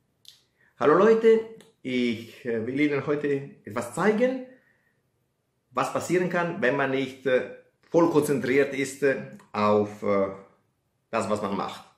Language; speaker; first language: German; non-native, fluent; Italian